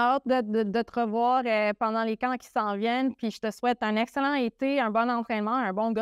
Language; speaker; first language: French; native; French